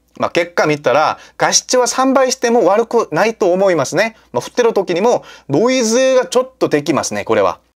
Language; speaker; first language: Japanese; non-native, fluent; Korean